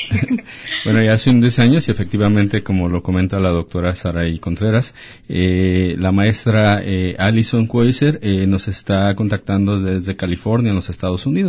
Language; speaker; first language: Spanish; native; Spanish